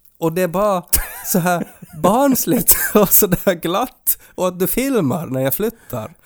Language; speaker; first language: Swedish; native; Swedish